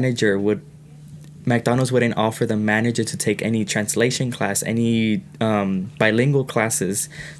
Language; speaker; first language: English; early bilingual, other home language; Spanish